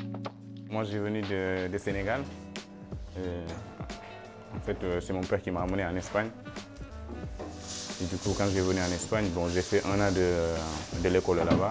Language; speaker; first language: French; non-native, local second language; Wolof